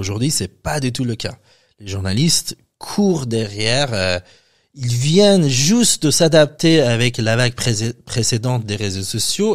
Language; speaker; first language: French; non-native, fluent; Persian